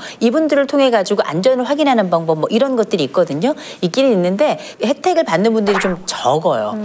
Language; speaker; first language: Korean; native; Korean